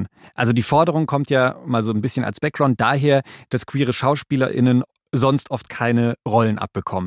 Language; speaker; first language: German; native; German